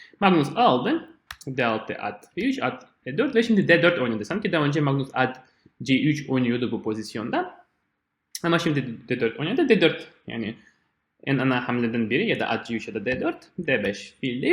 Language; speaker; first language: Turkish; non-native, fluent; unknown